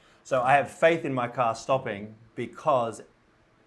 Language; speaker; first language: English; native; English